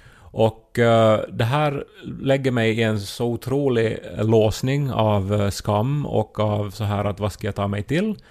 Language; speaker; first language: Swedish; native; Swedish